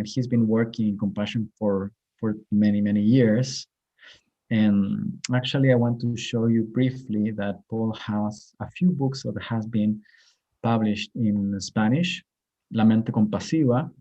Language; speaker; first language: English; non-native, fluent; Spanish